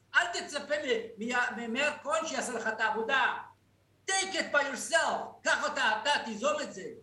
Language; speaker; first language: Hebrew; non-native, local second language; Arabic